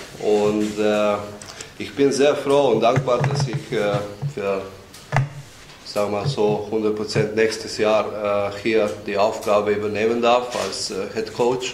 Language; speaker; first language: German; non-native, fluent; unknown